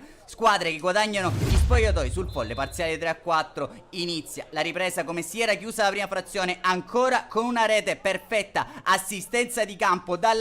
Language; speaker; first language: Italian; native; Italian